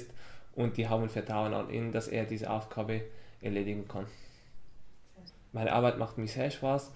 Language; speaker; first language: German; non-native, fluent; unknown